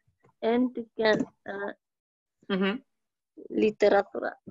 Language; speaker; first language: Finnish; non-native, learner; Russian